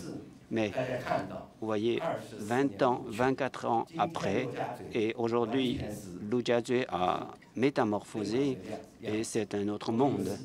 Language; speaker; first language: French; non-native, fluent; Chinese